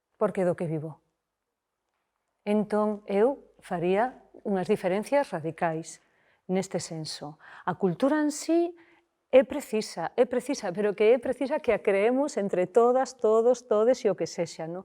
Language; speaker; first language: Galician; non-native, local second language; Spanish